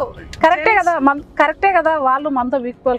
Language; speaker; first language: Telugu; native; Telugu